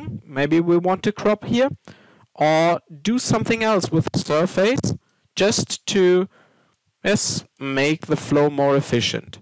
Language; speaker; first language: English; non-native, fluent; German